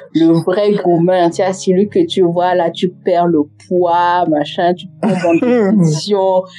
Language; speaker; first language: French; native; French